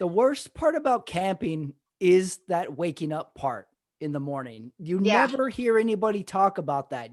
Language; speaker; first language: English; native; English